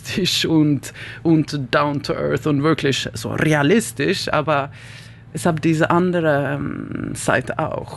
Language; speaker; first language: German; non-native, learner; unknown